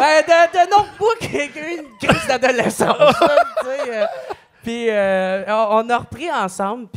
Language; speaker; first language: French; native; French